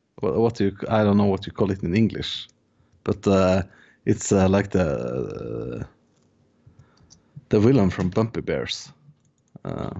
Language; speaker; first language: English; non-native, fluent; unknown